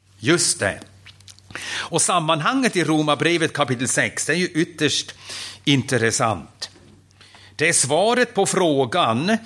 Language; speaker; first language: Swedish; non-native, fluent; German